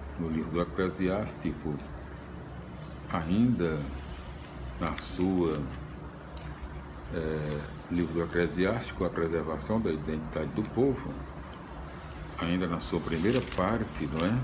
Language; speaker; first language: Portuguese; native; Portuguese